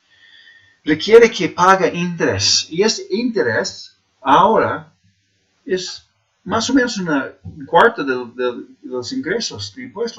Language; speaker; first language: Spanish; non-native, fluent; English